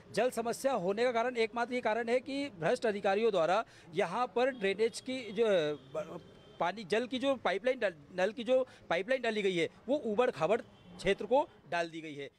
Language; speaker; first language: Hindi; native; Hindi